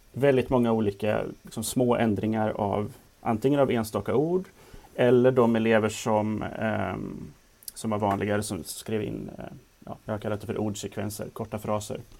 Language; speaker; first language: Swedish; native; Swedish